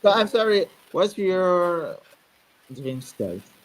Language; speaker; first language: English; non-native, learner; Indonesian